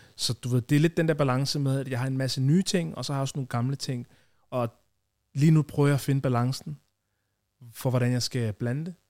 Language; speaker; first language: Danish; early bilingual, other home language; Ganda